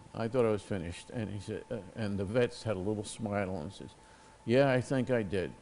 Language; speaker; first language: English; native; English